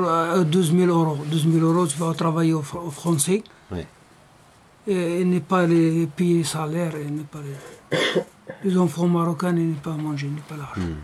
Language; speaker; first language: French; non-native, learner; Arabic